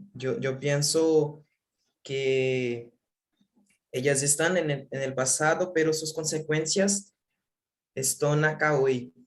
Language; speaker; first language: Spanish; non-native, learner; Portuguese